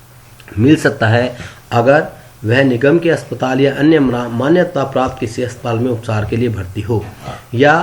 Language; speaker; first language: Hindi; native; Hindi